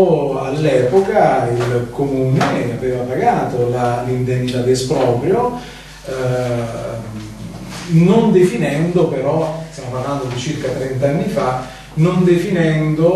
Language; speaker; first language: Italian; native; Italian